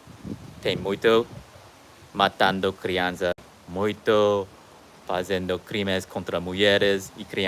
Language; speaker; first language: Portuguese; non-native, learner; English